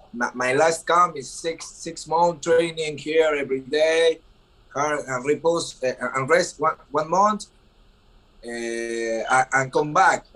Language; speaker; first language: English; non-native, learner; Spanish